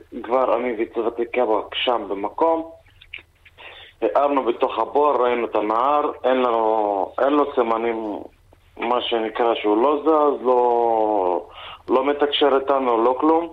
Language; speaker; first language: Hebrew; non-native, local second language; Arabic